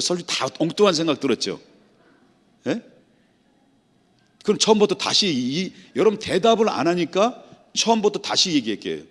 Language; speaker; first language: Korean; native; Korean